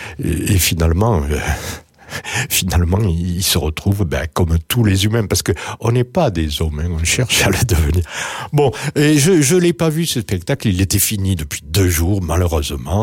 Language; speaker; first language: French; native; French